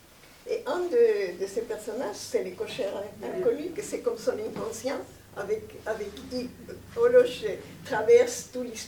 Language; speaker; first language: French; non-native, fluent; Spanish